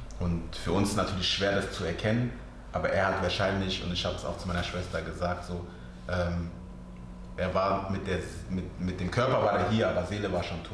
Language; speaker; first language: German; early bilingual, other home language; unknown